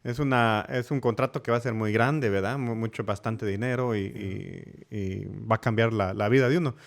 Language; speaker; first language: Spanish; early bilingual, heritage; Spanish